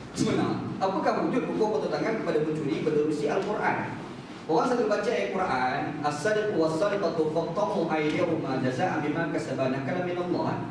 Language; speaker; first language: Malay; native; Malay